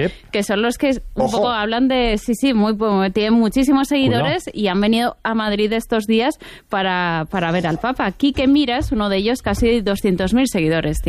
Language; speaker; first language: Spanish; native; Spanish